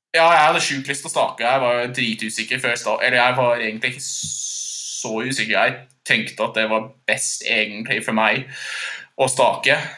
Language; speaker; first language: Norwegian; non-native, fluent; English